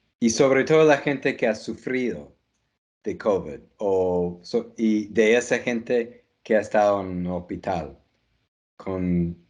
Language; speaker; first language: Spanish; non-native, fluent; English